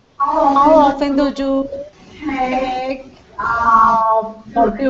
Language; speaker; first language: English; non-native, learner; Spanish